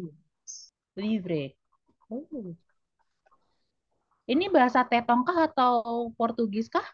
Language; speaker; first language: Indonesian; native; Indonesian